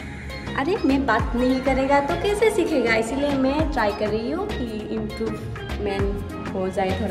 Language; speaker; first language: Hindi; non-native, local second language; Assamese